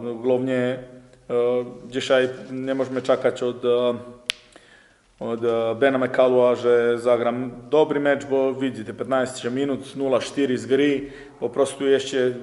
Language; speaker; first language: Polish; non-native, fluent; Serbian